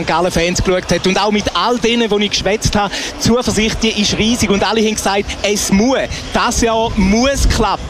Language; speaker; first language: German; native; German